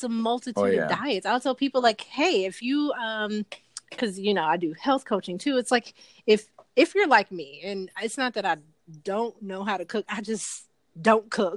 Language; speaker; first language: English; native; English